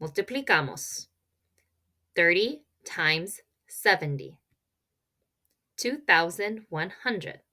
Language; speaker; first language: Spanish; non-native, learner; English